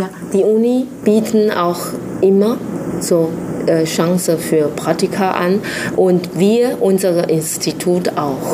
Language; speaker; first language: German; non-native, fluent; Chinese